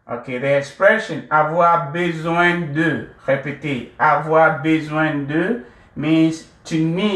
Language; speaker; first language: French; non-native, fluent; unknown